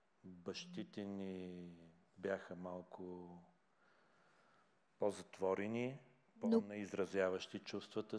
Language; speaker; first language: Bulgarian; native; Bulgarian